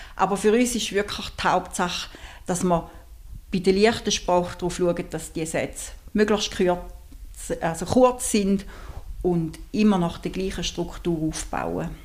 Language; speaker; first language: German; native; German